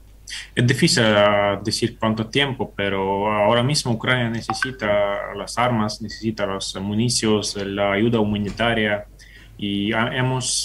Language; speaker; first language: Spanish; non-native, fluent; Ukrainian